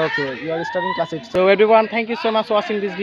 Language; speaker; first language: English; non-native, learner; Bangla